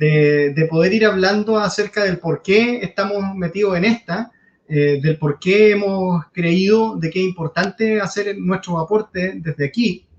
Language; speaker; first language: Spanish; native; Spanish